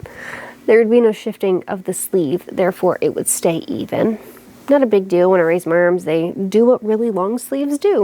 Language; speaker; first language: English; native; English